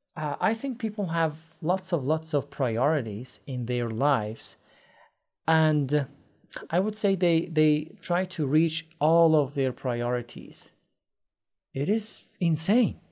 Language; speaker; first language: English; non-native, fluent; Persian